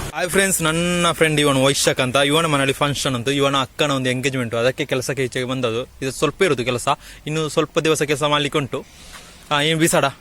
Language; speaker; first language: Kannada; non-native, local second language; Tulu